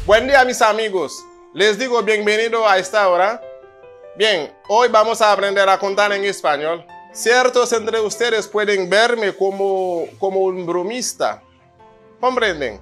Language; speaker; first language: Spanish; non-native, fluent; Haitian Creole